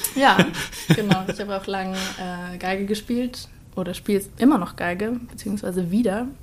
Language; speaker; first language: German; native; German